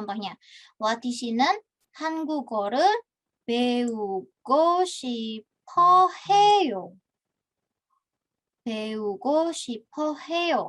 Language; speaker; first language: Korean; non-native, fluent; Indonesian